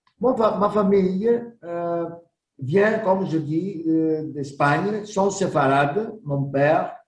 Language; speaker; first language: French; non-native, learner; Greek